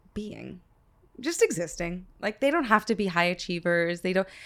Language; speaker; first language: English; early bilingual, other home language; Hebrew